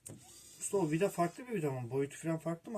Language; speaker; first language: Turkish; native; Turkish